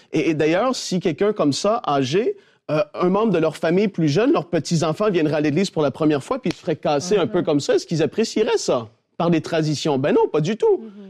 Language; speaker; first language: French; native; French